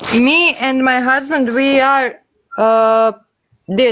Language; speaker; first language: English; non-native, learner; Bosnian